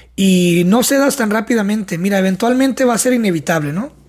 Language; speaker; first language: Spanish; native; Spanish